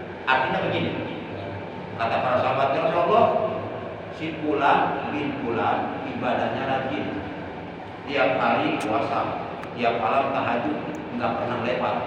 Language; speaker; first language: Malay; non-native, local second language; Javanese